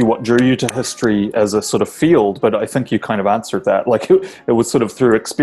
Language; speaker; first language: English; native; English